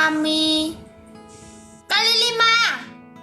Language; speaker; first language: Indonesian; non-native, learner; Vietnamese